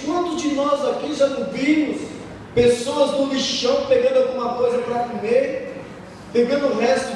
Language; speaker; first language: Portuguese; native; Portuguese